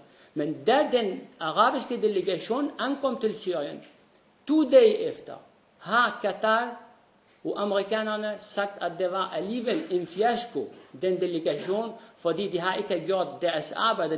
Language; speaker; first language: Danish; non-native, fluent; Arabic